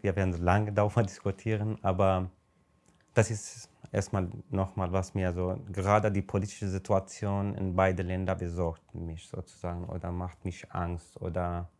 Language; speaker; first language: German; non-native, fluent; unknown